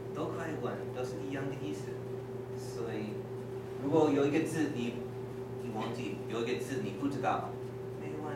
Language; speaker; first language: Chinese; non-native, learner; English